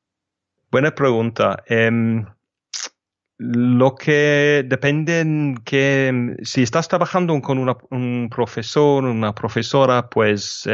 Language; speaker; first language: Spanish; non-native, fluent; English